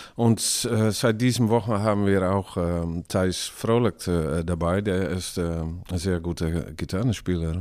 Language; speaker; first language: German; non-native, learner; Dutch